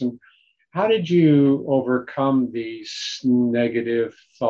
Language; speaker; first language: English; native; English